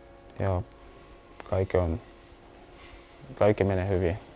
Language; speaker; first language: Finnish; non-native, learner; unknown